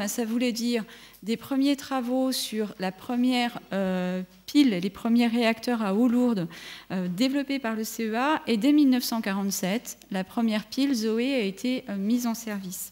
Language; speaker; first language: French; native; French